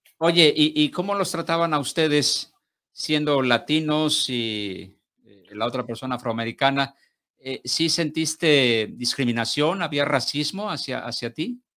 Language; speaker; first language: Spanish; native; Spanish